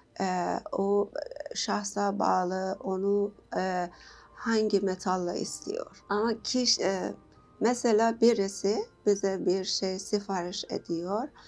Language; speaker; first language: Turkish; non-native, learner; Persian